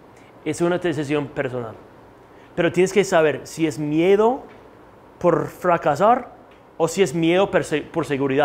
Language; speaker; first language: Spanish; non-native, fluent; English